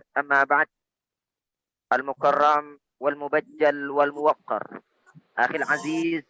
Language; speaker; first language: Arabic; non-native, fluent; Indonesian